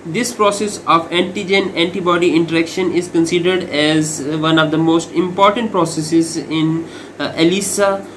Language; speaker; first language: English; non-native, local second language; Urdu